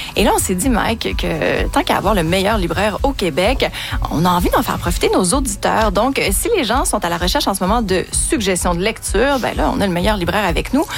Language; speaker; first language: French; native; French